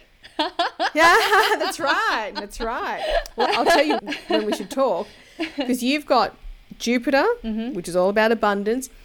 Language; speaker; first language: English; native; English